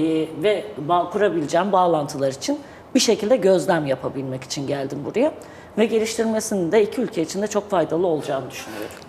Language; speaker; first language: Turkish; native; Turkish